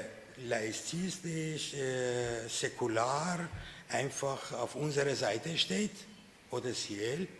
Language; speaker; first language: German; non-native, fluent; Persian